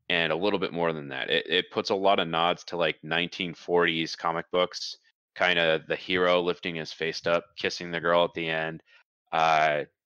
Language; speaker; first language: English; native; English